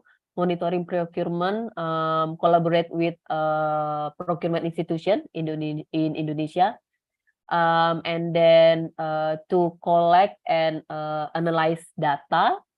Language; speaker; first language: English; non-native, learner; Indonesian